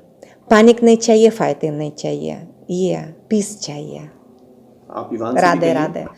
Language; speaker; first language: Hindi; non-native, learner; Russian